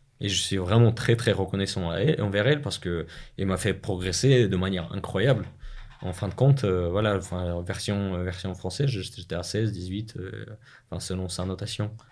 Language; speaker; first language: French; non-native, fluent; Russian